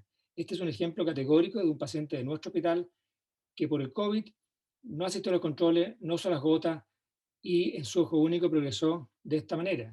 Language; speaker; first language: Spanish; native; Spanish